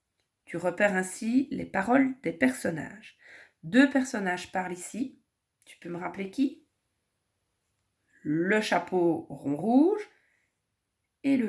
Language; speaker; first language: French; native; French